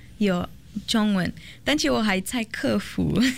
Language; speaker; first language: Chinese; non-native, learner; Portuguese